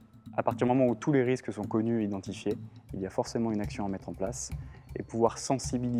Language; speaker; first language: French; native; French